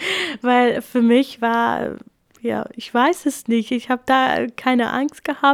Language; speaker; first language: German; non-native, fluent; Kurdish